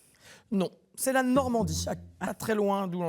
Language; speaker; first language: French; native; French